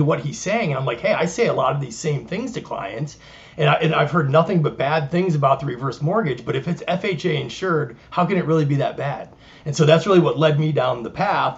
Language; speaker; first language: English; native; English